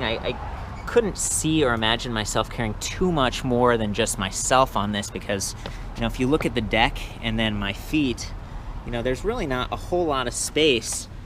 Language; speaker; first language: English; native; English